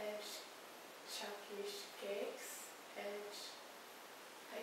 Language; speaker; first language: Hungarian; non-native, learner; English